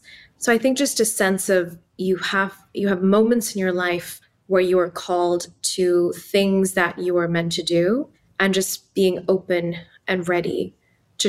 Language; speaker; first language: English; non-native, local second language; Urdu